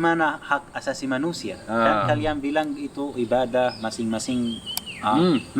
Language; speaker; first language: Indonesian; non-native, fluent; Arabic